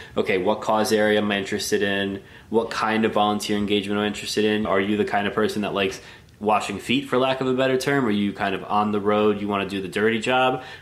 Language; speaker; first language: English; native; English